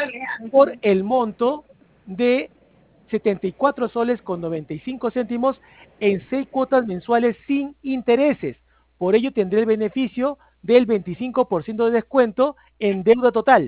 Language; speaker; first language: Spanish; native; Spanish